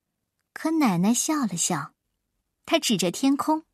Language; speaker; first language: Chinese; native; Chinese